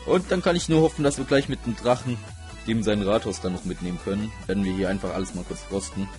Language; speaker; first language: German; native; German